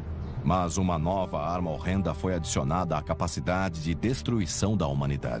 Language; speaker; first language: Portuguese; native; Portuguese